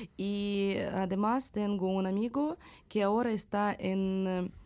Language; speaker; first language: Spanish; non-native, fluent; Ukrainian